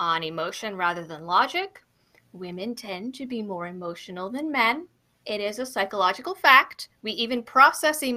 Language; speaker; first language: English; native; English